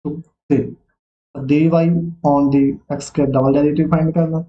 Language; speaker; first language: Hindi; non-native, local second language; Punjabi